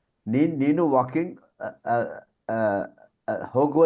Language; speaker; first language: Kannada; non-native, learner; Hindi